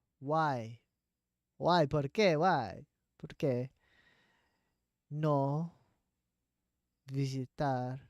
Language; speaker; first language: Spanish; non-native, learner; English